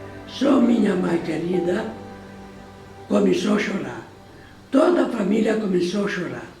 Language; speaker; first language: Portuguese; non-native, fluent; Polish